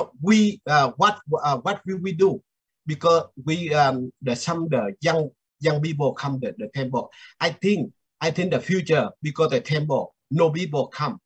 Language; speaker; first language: English; non-native, learner; Vietnamese